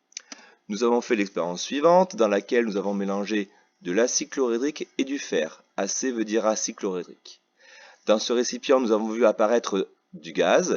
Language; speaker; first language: French; native; French